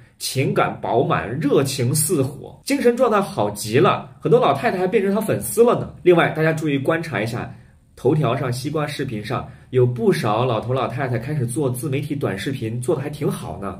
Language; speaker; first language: Chinese; native; Chinese